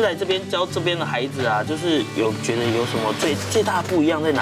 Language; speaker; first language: Chinese; native; Chinese